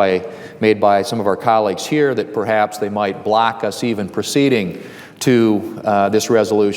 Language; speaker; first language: English; native; English